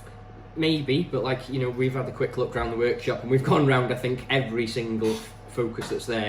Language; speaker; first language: English; native; English